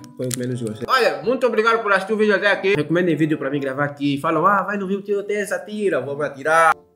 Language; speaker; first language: Portuguese; native; Portuguese